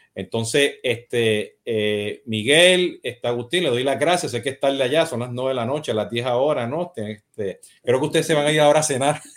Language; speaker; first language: Spanish; native; Spanish